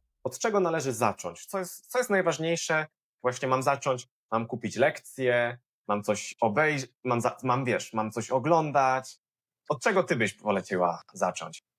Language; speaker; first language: Polish; native; Polish